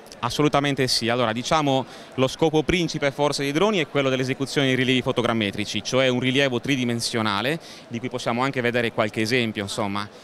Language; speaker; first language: Italian; native; Italian